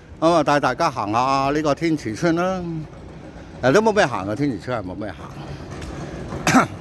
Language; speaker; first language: Cantonese; native; Cantonese